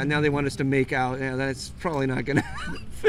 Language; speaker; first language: English; native; English